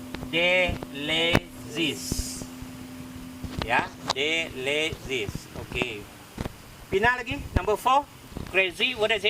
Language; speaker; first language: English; non-native, fluent; Indonesian